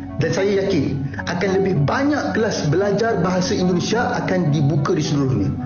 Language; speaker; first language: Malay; native; Malay